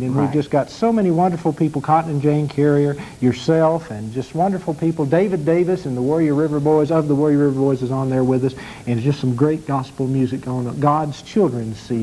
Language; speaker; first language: English; native; English